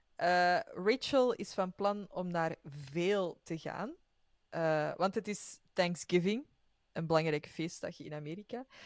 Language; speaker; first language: Dutch; native; Dutch